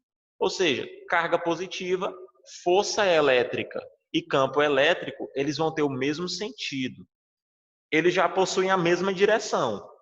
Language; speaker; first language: Portuguese; native; Portuguese